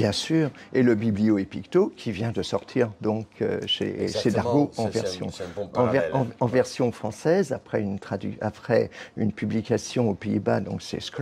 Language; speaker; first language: French; native; French